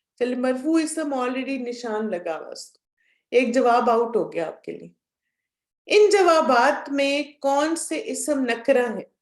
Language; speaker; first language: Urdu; native; Urdu